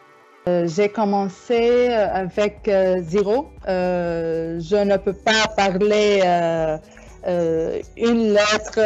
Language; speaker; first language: French; non-native, learner; Arabic